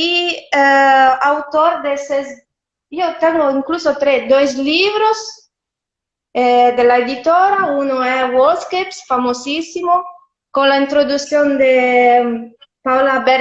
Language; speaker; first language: Spanish; non-native, fluent; Italian